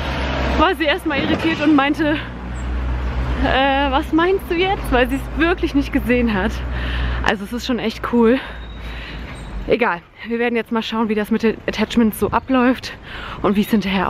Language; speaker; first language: German; native; German